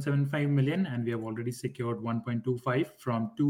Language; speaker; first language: English; non-native, local second language; Hindi